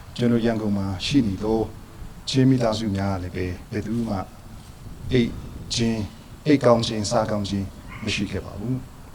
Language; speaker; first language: Burmese; non-native, local second language; Hakha Chin